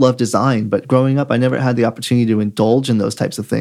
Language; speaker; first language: English; native; English